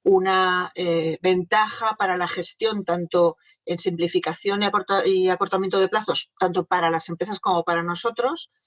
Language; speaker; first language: Spanish; native; Spanish